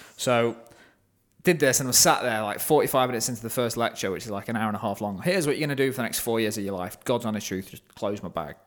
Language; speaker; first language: English; native; English